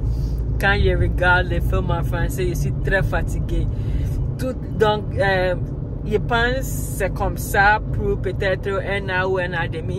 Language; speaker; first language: French; non-native, learner; Akan